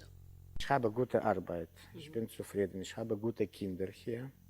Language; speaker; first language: German; non-native, learner; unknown